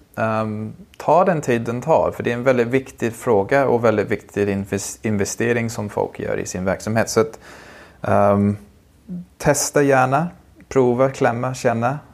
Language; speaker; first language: Swedish; non-native, fluent; English